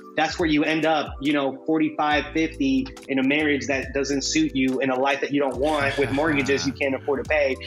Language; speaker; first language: English; early bilingual, other home language; Spanish